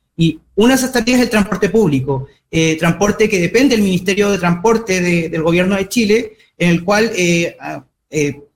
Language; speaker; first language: Spanish; native; Spanish